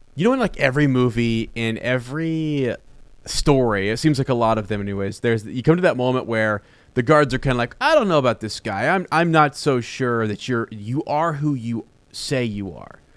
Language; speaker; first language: English; native; English